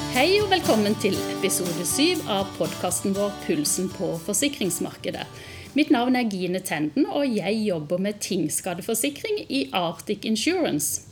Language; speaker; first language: Norwegian; native; Norwegian